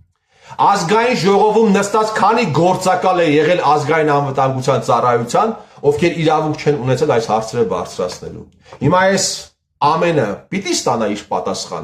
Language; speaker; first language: Armenian; native; Armenian